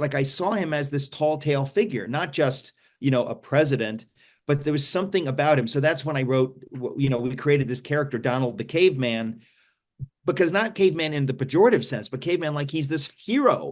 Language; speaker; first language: English; native; English